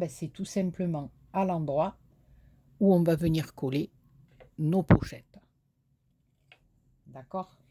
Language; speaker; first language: French; native; French